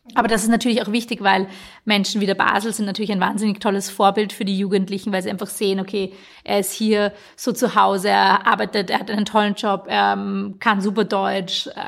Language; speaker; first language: German; native; German